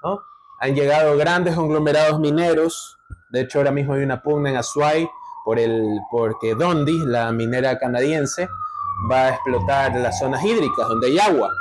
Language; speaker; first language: Spanish; native; Spanish